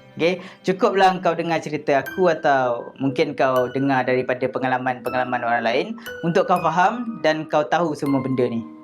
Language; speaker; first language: Malay; native; Malay